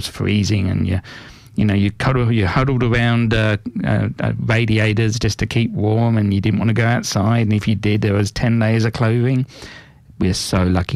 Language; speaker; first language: English; native; English